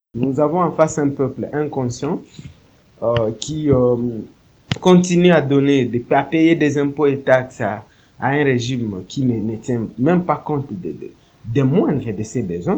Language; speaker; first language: French; non-native, local second language; Swahili